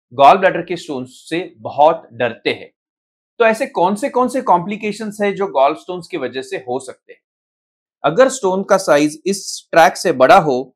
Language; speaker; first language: Hindi; non-native, local second language; Marathi